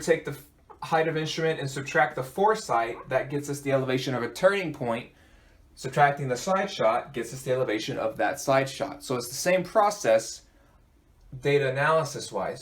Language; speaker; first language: English; native; English